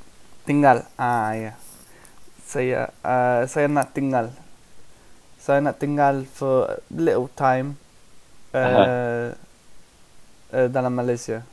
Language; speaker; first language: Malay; non-native, learner; English